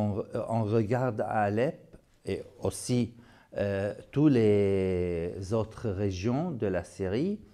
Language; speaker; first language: French; non-native, local second language; Arabic